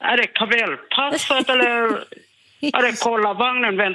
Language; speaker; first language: Swedish; non-native, learner; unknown